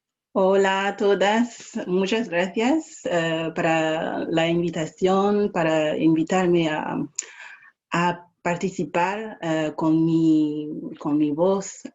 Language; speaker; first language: Spanish; non-native, fluent; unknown